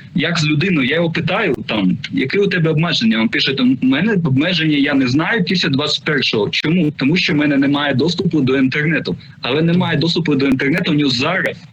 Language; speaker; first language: Ukrainian; non-native, local second language; Russian